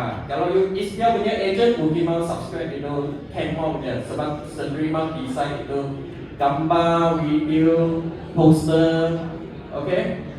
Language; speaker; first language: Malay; non-native, local second language; Chinese